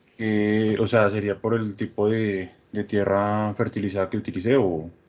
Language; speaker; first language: Spanish; native; Spanish